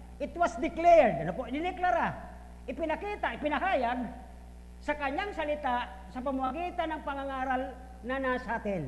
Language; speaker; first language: Filipino; non-native, local second language; Bikol